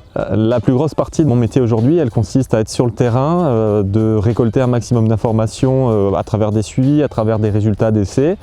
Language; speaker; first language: French; native; French